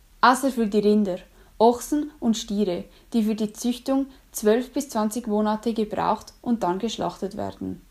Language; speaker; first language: German; native; German